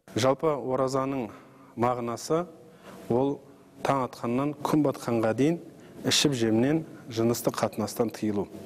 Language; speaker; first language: Kazakh; native; Kazakh